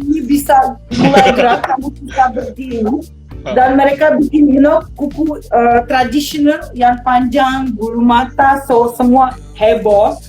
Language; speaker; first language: Indonesian; non-native, fluent; Russian